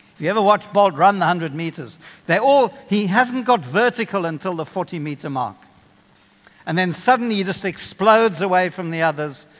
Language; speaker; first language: English; native; English